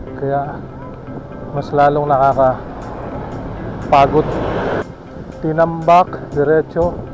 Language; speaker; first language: Filipino; non-native, local second language; Bikol